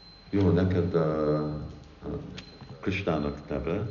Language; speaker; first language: Hungarian; early bilingual, heritage; Hungarian